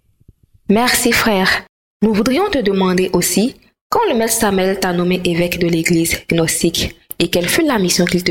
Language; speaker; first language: French; non-native, fluent; Spanish